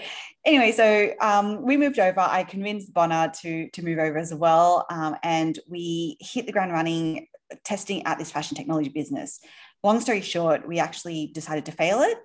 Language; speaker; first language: English; native; English